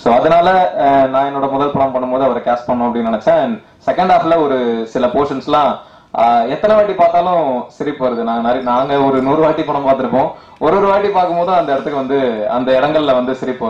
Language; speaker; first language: Tamil; native; Tamil